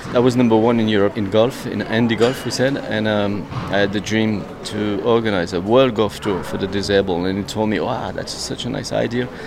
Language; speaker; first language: English; non-native, fluent; French